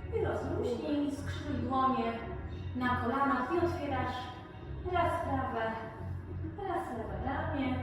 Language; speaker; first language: Polish; native; Polish